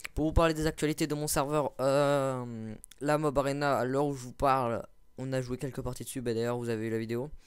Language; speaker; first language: French; native; French